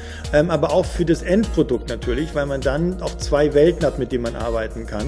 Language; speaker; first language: German; native; German